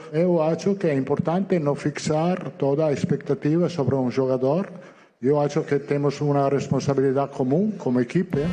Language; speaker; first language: Portuguese; non-native, fluent; Italian